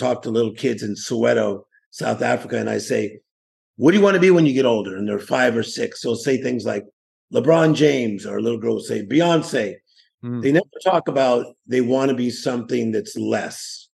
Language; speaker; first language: English; native; English